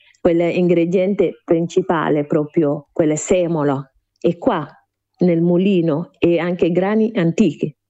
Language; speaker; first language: Italian; non-native, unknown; Wolof